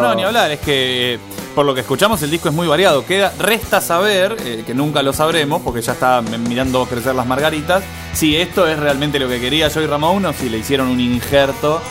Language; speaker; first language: Spanish; native; Spanish